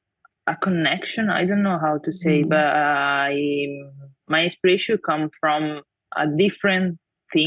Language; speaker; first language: English; non-native, fluent; Italian